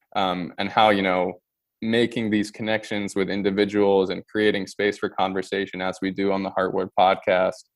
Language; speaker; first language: English; native; English